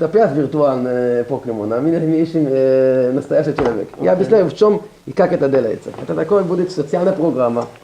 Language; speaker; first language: Russian; non-native, learner; Hebrew